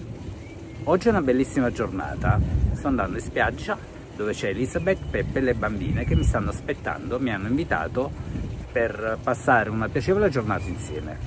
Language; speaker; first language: Italian; non-native, fluent; English